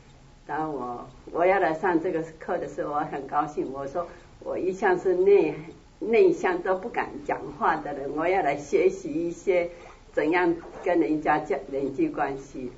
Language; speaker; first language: Chinese; native; Chinese